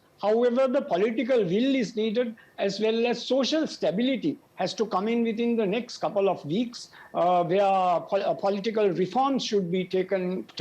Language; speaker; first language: English; non-native, local second language; Sinhala